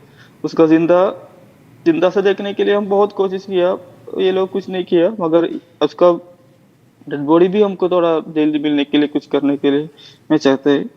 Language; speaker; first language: Hindi; non-native, local second language; Malayalam